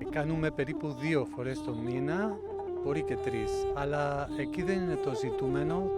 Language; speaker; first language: Greek; non-native, fluent; Spanish